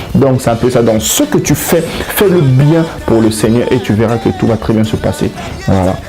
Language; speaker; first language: French; non-native, local second language; Lingala